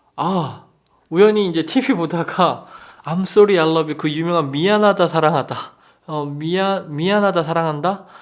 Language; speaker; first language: Korean; native; Korean